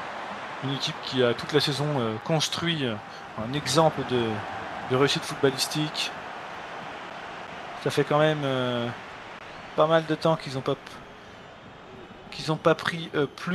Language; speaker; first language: French; native; French